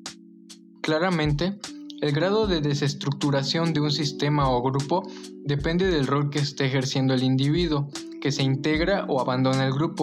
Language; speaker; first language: Spanish; native; Spanish